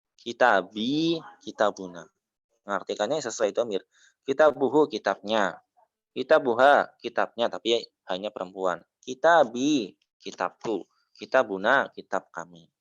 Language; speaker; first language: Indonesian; native; Indonesian